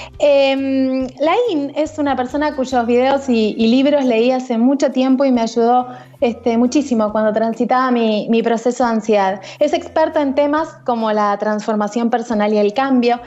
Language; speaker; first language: Spanish; native; Spanish